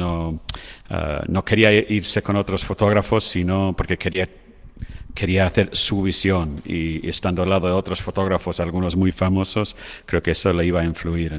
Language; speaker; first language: Spanish; non-native, fluent; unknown